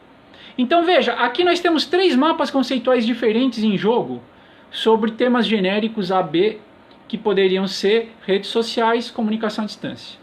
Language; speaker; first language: Portuguese; native; Portuguese